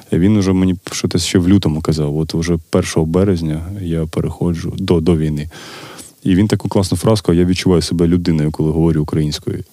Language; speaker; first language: Ukrainian; non-native, local second language; Russian